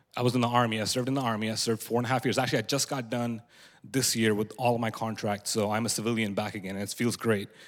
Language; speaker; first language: English; non-native, local second language; Punjabi